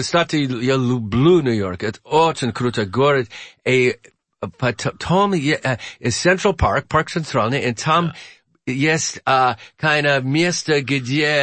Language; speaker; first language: Russian; non-native, learner; English